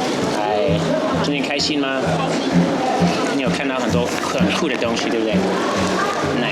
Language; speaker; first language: Chinese; non-native, fluent; English